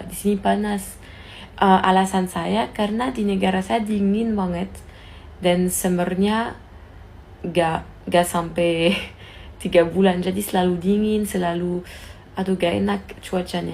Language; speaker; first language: Indonesian; non-native, fluent; French